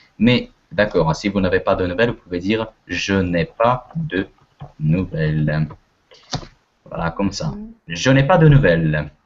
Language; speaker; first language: French; non-native, fluent; Russian